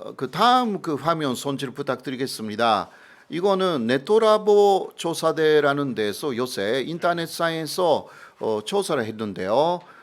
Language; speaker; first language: Korean; non-native, fluent; Japanese